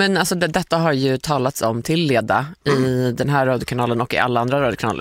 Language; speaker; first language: Swedish; native; Swedish